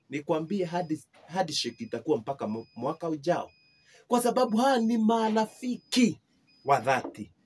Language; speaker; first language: Swahili; non-native, local second language; Kikuyu